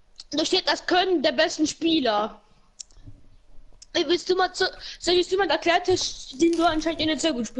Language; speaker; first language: German; non-native, local second language; Luxembourgish